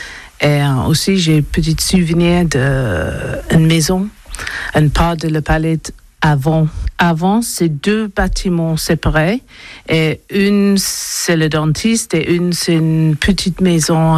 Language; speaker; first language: French; non-native, learner; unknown